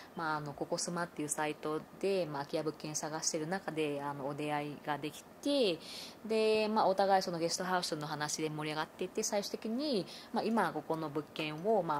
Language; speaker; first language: Japanese; non-native, fluent; Vietnamese